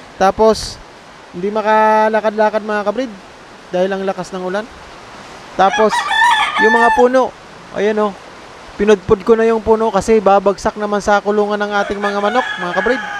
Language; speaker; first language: Filipino; native; Filipino